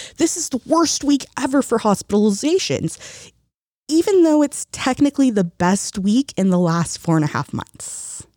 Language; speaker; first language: English; early bilingual, other home language; Spanish